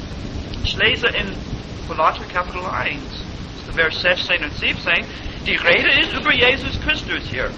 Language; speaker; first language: German; non-native, fluent; English